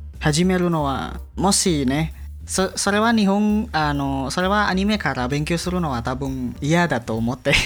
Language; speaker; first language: Japanese; non-native, learner; Indonesian